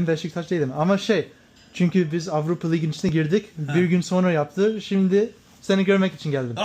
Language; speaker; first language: Turkish; early bilingual, heritage; English